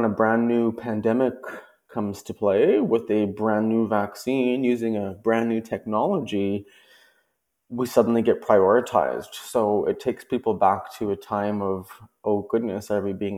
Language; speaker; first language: English; native; English